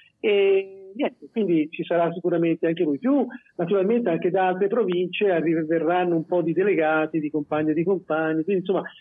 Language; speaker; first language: Italian; native; Italian